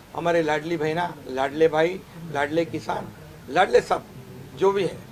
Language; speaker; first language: Hindi; non-native, local second language; Marathi